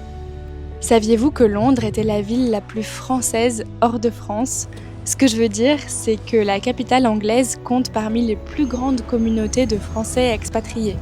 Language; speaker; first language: French; native; French